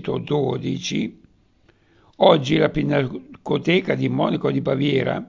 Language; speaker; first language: Italian; native; Italian